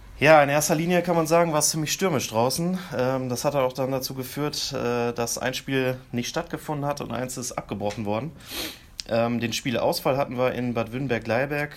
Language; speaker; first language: German; native; German